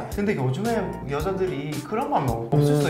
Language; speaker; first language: Korean; non-native, fluent; Portuguese